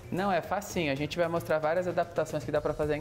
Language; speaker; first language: Portuguese; native; Portuguese